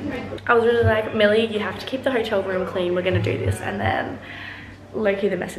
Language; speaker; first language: English; native; English